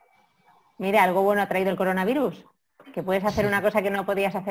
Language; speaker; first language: Spanish; native; Spanish